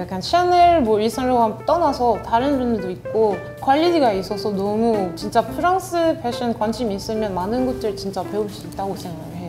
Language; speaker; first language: Korean; non-native, fluent; French